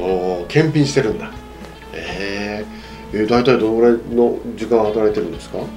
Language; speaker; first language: Japanese; native; Japanese